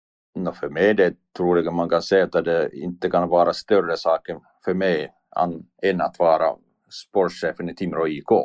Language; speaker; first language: Swedish; non-native, learner; Finnish